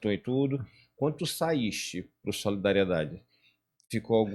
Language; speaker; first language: Portuguese; native; Portuguese